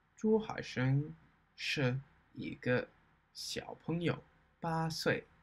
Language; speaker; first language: Chinese; non-native, learner; English